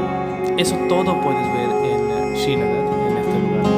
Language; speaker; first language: Spanish; non-native, learner; Hindi